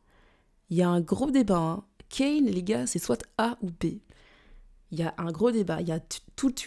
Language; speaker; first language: French; native; French